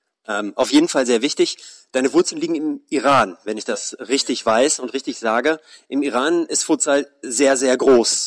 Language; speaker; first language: German; native; German